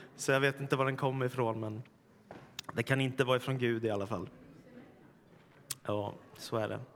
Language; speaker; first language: Swedish; native; Swedish